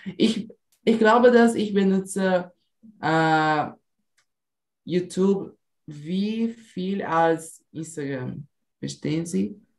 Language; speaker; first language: German; non-native, learner; Portuguese